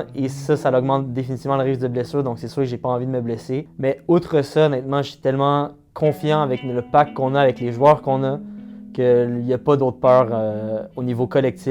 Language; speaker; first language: French; native; French